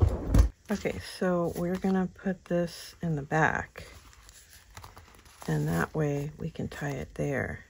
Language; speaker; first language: English; native; English